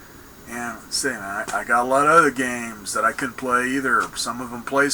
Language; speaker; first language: English; native; English